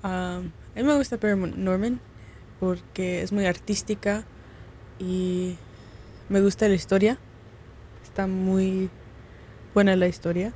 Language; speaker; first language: Spanish; early bilingual, heritage; Spanish